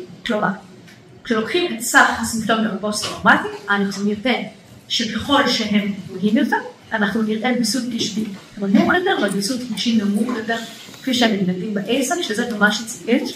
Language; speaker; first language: Hebrew; native; Hebrew